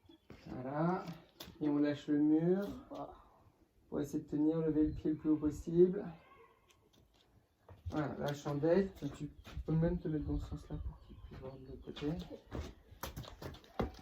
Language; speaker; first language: French; native; French